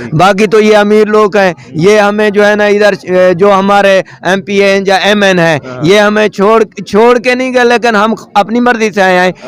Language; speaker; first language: Urdu; non-native, local second language; Saraiki